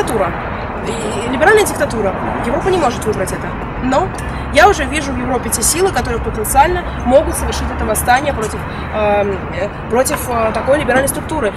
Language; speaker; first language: Russian; native; Russian